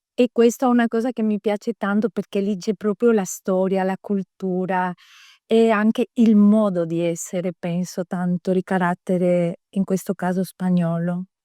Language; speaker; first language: Italian; non-native, fluent; Spanish